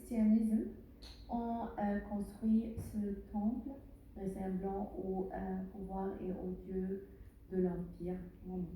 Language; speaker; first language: French; non-native, learner; Arabic